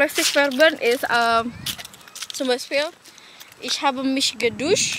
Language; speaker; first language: German; non-native, learner; Indonesian